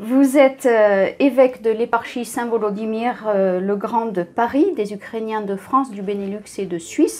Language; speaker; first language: French; native; French